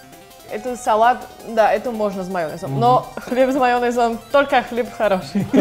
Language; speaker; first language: Russian; non-native, learner; Slovak